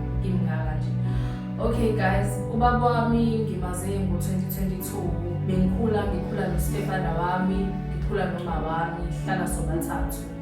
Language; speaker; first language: Zulu; non-native, local second language; Xhosa